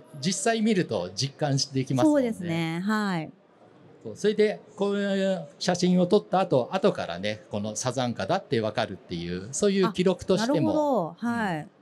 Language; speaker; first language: Japanese; native; Japanese